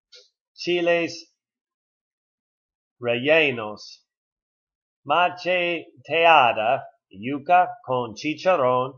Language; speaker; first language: Spanish; non-native, learner; English